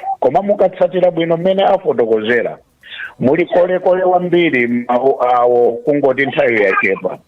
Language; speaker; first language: Nyanja; native; Nyanja